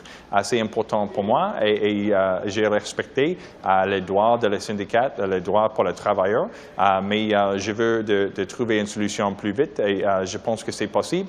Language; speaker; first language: French; non-native, learner; English